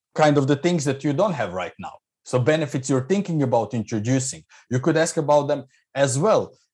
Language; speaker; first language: English; non-native, fluent; Croatian